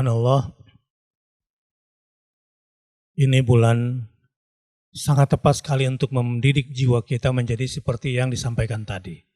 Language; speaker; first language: Indonesian; native; Indonesian